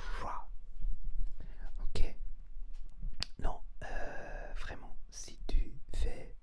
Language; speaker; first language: French; non-native, learner; Spanish